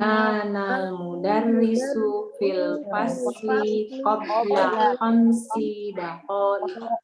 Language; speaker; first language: Arabic; non-native, learner; Indonesian